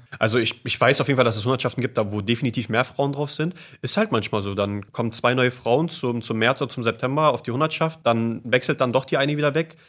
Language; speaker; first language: German; native; German